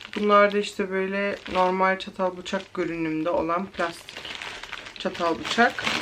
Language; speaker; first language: Turkish; early bilingual, heritage; Turkish